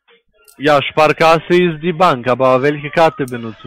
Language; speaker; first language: German; non-native, learner; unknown